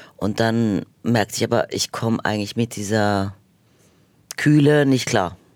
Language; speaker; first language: German; native; German